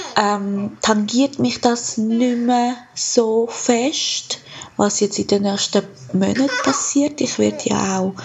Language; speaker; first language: German; non-native, fluent; Spanish